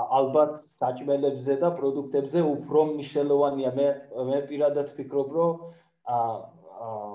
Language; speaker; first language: Georgian; non-native, fluent; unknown